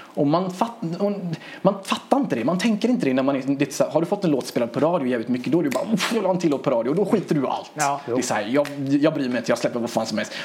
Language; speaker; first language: Swedish; early bilingual, other home language; Persian